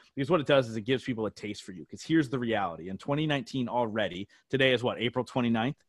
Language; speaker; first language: English; native; English